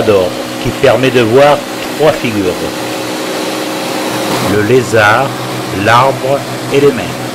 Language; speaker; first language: French; native; French